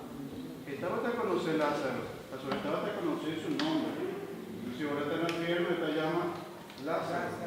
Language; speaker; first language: Spanish; non-native, learner; Papiamento